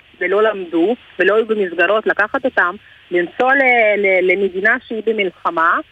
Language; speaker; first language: Hebrew; non-native, fluent; Russian